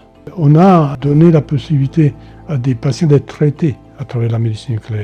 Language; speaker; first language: French; non-native, fluent; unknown